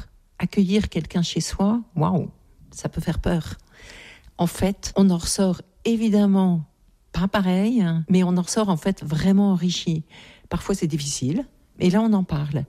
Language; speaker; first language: French; native; French